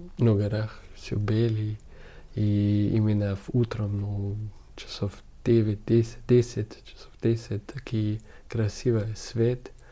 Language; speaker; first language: Russian; non-native, learner; German